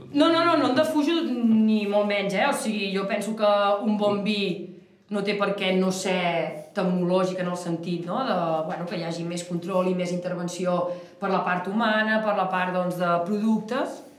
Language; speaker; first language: Catalan; native; Catalan